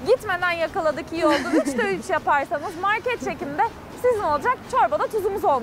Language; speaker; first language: Turkish; native; Turkish